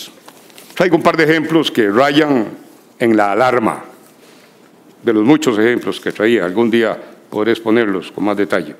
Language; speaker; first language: Spanish; native; Spanish